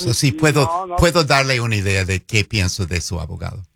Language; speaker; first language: Spanish; non-native, fluent; English